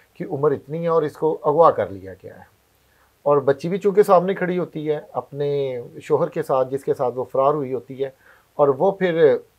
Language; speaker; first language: Urdu; non-native, local second language; Punjabi